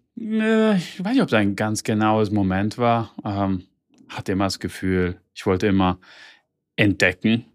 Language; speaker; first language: German; early bilingual, heritage; Italian